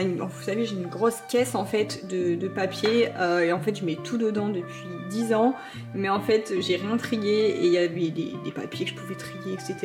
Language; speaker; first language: French; native; French